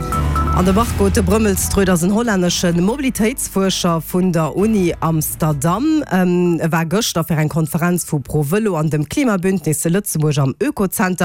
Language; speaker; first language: German; non-native, local second language; Luxembourgish